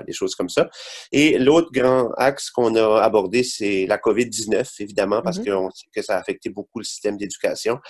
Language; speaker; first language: French; native; French